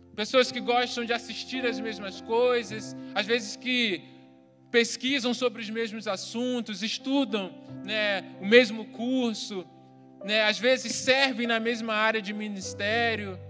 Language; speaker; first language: Portuguese; native; Portuguese